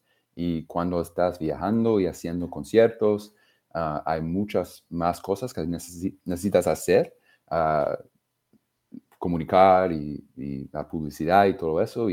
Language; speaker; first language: Spanish; non-native, fluent; English